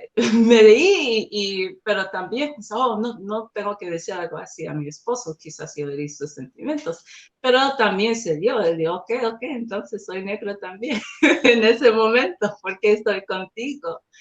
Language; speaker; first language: Spanish; non-native, learner; English